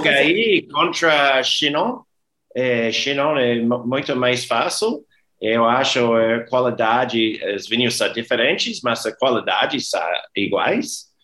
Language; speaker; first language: Portuguese; non-native, learner; English